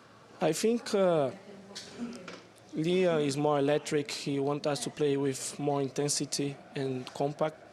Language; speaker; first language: English; non-native, learner; Portuguese